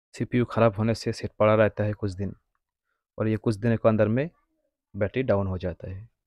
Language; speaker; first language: Hindi; non-native, local second language; Bangla